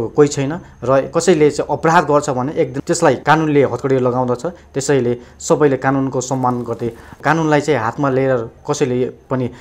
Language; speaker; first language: Nepali; native; Nepali